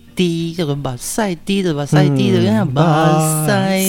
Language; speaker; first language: Chinese; non-native, local second language; Min Nan Chinese